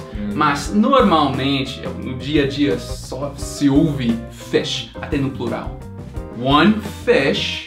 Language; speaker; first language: Portuguese; non-native, fluent; English